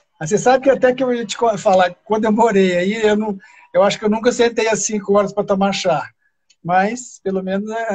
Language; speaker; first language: Portuguese; native; Portuguese